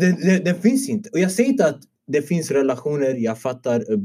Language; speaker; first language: Swedish; early bilingual, other home language; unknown